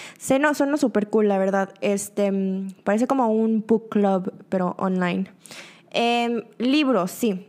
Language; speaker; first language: Spanish; early bilingual, other home language; Korean